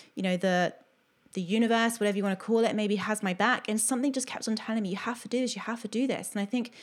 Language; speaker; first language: English; native; English